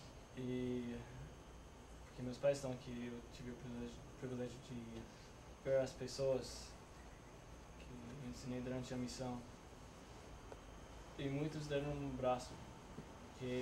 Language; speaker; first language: Portuguese; non-native, fluent; English